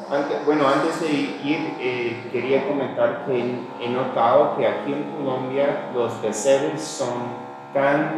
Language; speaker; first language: Spanish; non-native, fluent; English